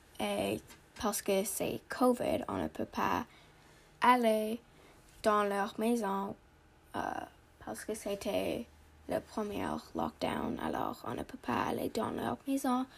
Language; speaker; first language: French; non-native, learner; English